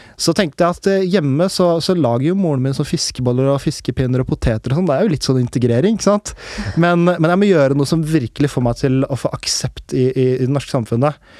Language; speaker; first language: Norwegian; early bilingual, other home language; Urdu